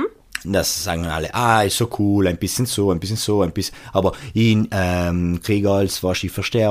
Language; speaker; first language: German; non-native, local second language; Italian